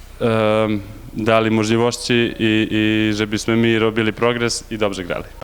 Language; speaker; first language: Polish; non-native, learner; Serbian